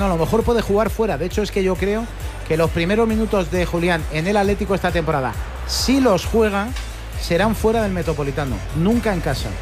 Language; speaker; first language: Spanish; native; Spanish